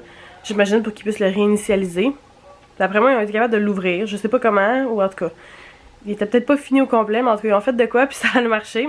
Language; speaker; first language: French; native; French